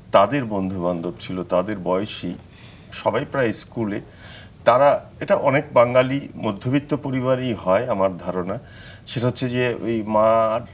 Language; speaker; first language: Bangla; native; Bangla